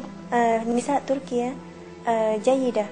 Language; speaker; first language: Arabic; non-native, learner; Malay